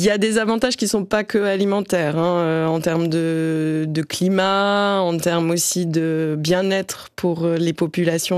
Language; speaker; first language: French; native; French